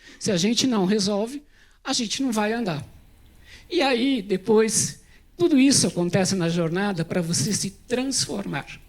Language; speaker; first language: Portuguese; native; Portuguese